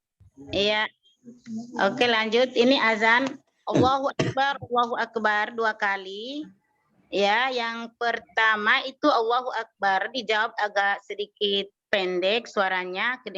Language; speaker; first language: Indonesian; native; Indonesian